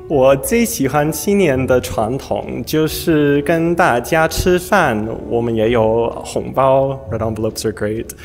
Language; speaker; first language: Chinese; early bilingual, heritage; Chinese